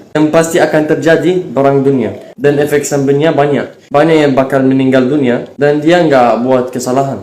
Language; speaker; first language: Indonesian; non-native, fluent; Arabic